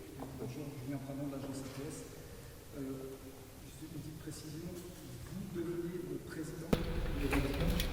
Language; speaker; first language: French; native; French